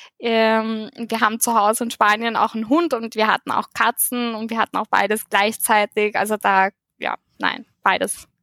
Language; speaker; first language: German; early bilingual, heritage; German